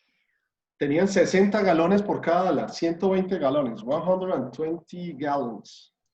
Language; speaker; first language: Spanish; native; Spanish